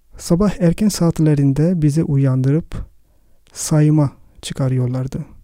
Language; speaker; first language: Turkish; non-native, fluent; Arabic